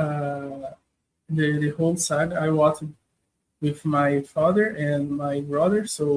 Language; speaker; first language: English; non-native, learner; Portuguese